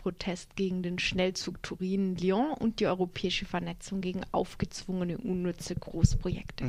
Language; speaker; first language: German; native; German